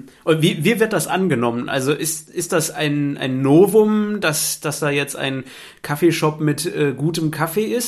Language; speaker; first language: German; native; German